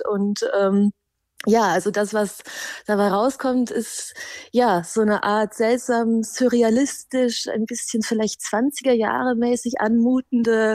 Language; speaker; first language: German; native; German